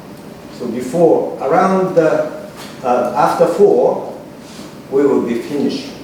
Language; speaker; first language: English; non-native, learner; Japanese